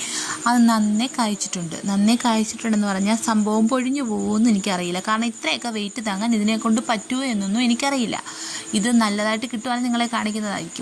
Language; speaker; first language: Malayalam; native; Malayalam